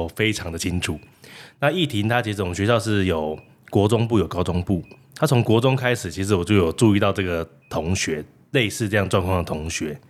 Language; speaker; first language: Chinese; native; Chinese